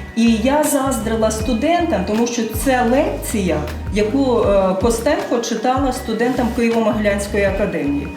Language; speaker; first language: Ukrainian; non-native, local second language; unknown